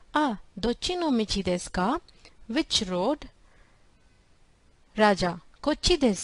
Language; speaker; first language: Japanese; non-native, fluent; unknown